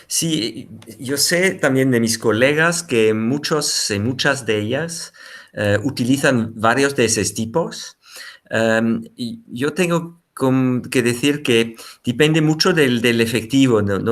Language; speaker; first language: Spanish; non-native, fluent; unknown